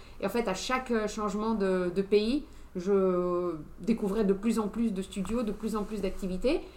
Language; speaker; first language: French; non-native, fluent; English